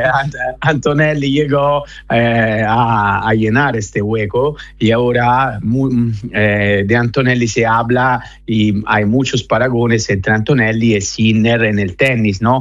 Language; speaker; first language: Spanish; non-native, fluent; Italian